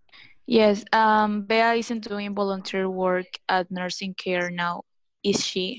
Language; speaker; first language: English; non-native, learner; Spanish